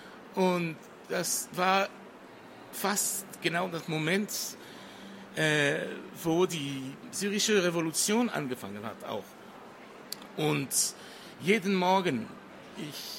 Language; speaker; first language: German; non-native, fluent; French